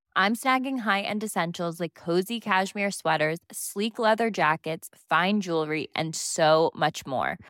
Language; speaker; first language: English; native; English